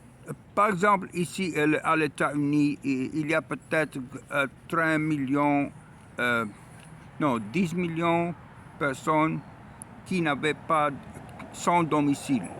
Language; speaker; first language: French; non-native, learner; Arabic